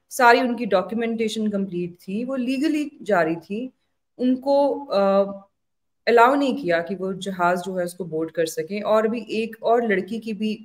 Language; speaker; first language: Hindi; native; Hindi